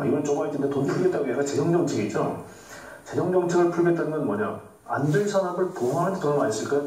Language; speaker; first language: Korean; native; Korean